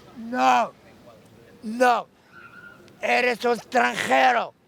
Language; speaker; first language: Spanish; non-native, learner; Arabic